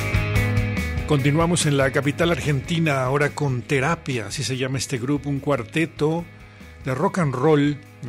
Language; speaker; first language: Spanish; native; Spanish